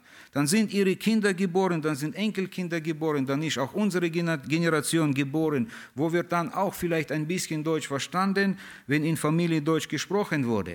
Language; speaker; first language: German; early bilingual, heritage; German